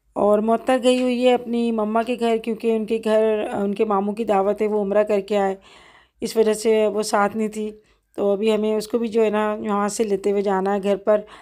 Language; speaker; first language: Urdu; native; Urdu